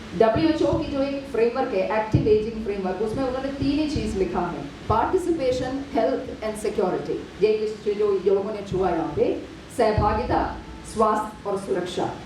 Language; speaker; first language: Hindi; non-native, local second language; Malayalam